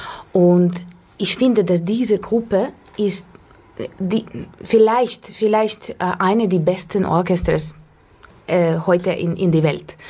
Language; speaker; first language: German; non-native, fluent; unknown